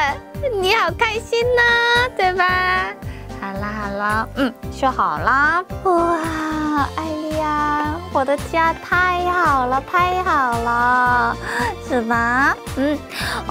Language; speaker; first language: Chinese; non-native, fluent; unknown